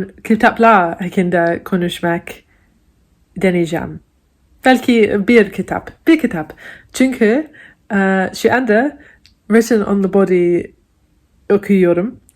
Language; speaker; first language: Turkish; non-native, learner; English